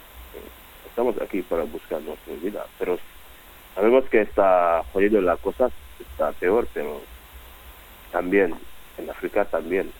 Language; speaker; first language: Spanish; non-native, learner; Wolof